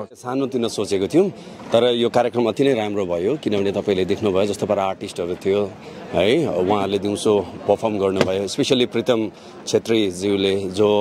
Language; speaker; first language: Nepali; native; Nepali